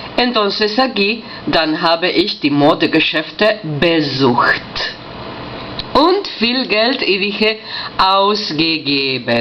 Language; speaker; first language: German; non-native, fluent; Spanish